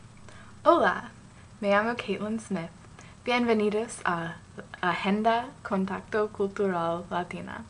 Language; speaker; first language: Spanish; non-native, learner; English